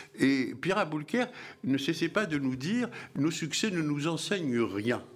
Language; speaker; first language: French; early bilingual, other home language; Arabic